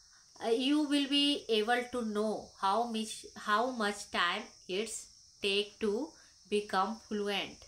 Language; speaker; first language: English; non-native, local second language; Hindi